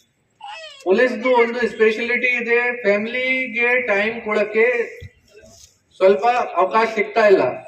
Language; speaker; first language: Kannada; non-native, fluent; Hindi